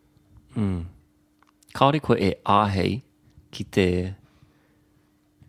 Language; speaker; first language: Māori; non-native, local second language; English